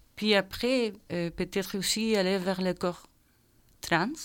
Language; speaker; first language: French; non-native, fluent; Spanish